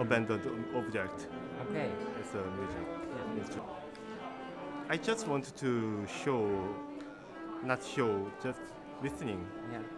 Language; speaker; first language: English; non-native, learner; Korean